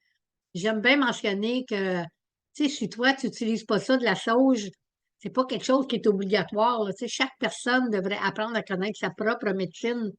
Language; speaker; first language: French; native; French